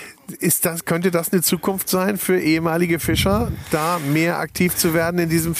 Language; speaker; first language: German; native; German